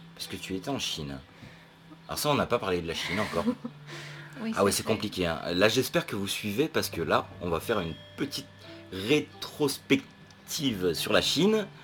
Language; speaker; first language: French; native; French